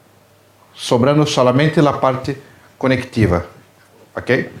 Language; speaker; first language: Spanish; non-native, learner; Portuguese